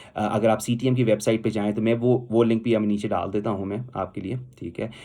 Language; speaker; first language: Urdu; non-native, local second language; Punjabi